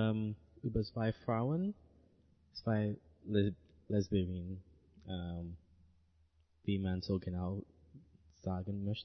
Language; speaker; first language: German; non-native, learner; English